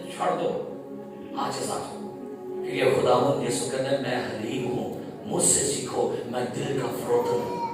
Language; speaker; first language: Urdu; non-native, local second language; Punjabi